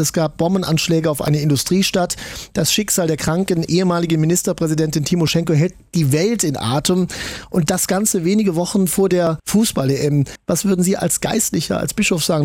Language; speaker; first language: German; native; German